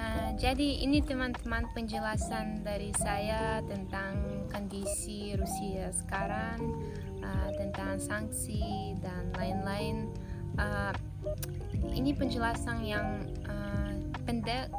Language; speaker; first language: Indonesian; non-native, fluent; Russian